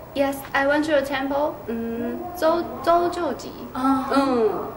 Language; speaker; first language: English; non-native, learner; Chinese